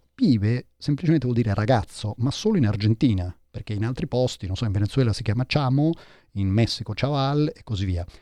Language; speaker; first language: Italian; early bilingual, heritage; Italian